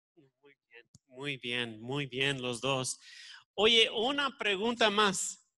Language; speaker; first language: Spanish; early bilingual, heritage; Spanish